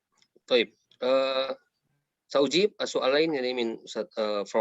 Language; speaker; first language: Arabic; non-native, fluent; Indonesian